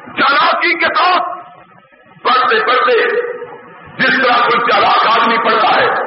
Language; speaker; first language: Urdu; non-native, local second language; Punjabi